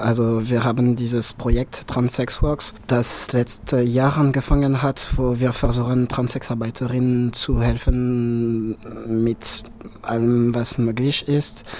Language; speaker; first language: German; non-native, fluent; French